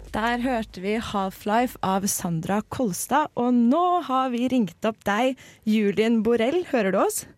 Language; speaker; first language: Norwegian; native; Norwegian